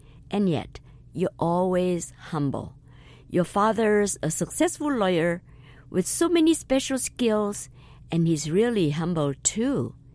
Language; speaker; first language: English; non-native, fluent; Vietnamese